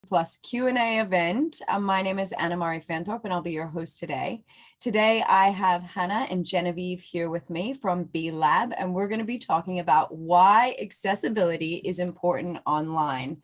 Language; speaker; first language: English; native; English